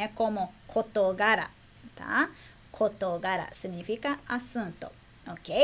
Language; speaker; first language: Portuguese; non-native, fluent; Japanese